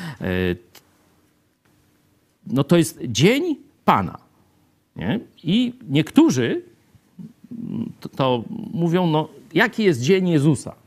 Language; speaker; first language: Polish; native; Polish